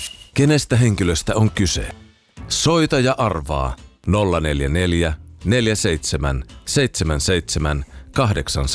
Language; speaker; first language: Finnish; native; Finnish